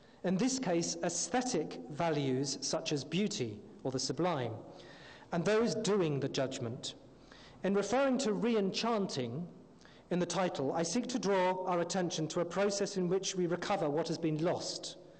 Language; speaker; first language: English; native; English